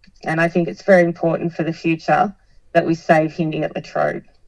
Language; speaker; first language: English; native; English